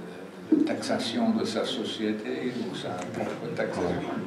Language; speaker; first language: French; non-native, fluent; English